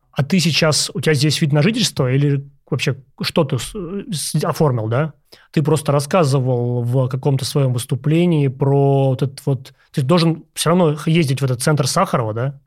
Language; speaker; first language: Russian; native; Russian